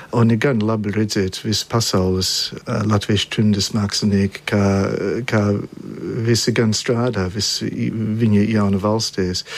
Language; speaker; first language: Latvian; early bilingual, heritage; Latvian